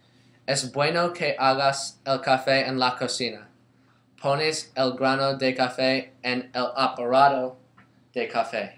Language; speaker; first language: Spanish; non-native, learner; English